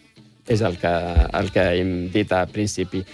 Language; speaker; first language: Catalan; non-native, fluent; Riffian